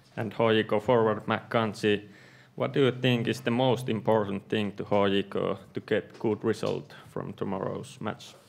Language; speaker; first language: English; non-native, fluent; Finnish